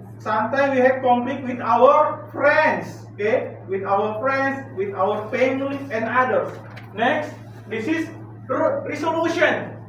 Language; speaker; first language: English; non-native, learner; Indonesian